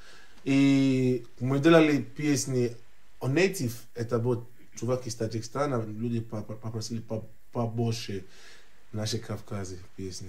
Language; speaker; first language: Russian; non-native, learner; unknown